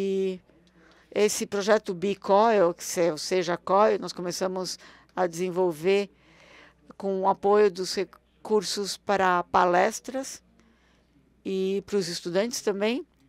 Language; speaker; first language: Portuguese; non-native, fluent; German